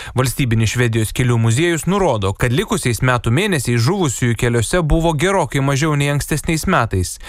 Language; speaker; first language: Lithuanian; native; Lithuanian